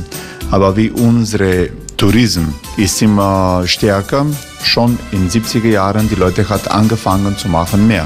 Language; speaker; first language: German; non-native, fluent; Croatian